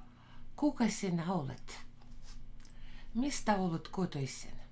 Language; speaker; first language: Finnish; non-native, fluent; Russian